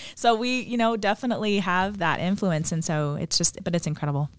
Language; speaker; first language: English; native; English